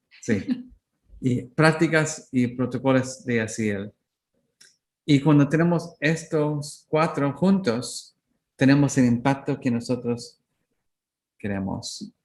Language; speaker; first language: Spanish; non-native, learner; English